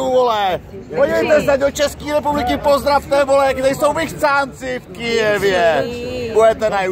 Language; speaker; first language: Czech; native; Czech